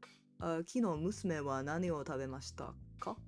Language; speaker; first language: Japanese; non-native, learner; English